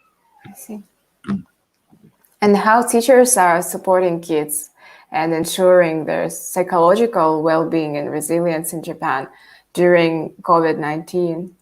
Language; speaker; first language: English; non-native, fluent; Russian